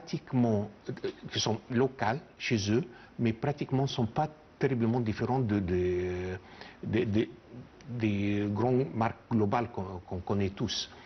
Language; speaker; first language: French; non-native, fluent; Arabic